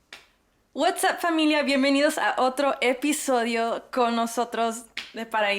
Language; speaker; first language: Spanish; early bilingual, heritage; Spanish